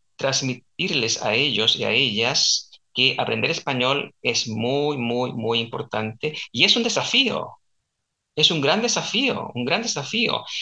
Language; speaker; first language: English; non-native, fluent; Spanish